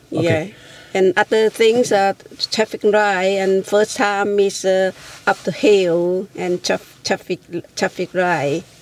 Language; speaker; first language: English; non-native, learner; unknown